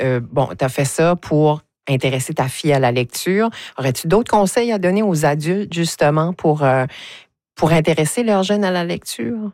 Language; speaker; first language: French; native; French